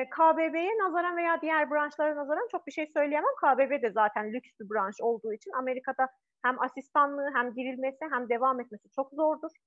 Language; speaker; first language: Turkish; non-native, fluent; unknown